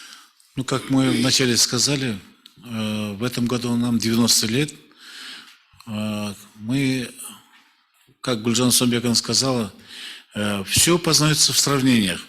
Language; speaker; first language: Russian; non-native, local second language; Kazakh